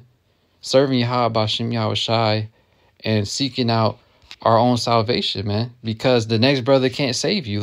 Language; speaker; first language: English; native; English